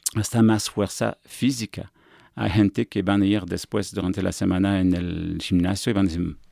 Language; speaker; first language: Spanish; non-native, fluent; French